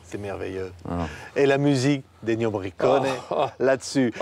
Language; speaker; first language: French; native; French